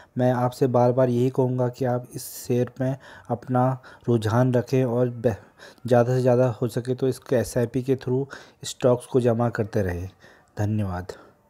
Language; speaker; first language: Hindi; native; Hindi